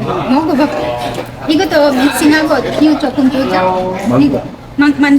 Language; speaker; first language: Korean; non-native, learner; Bangla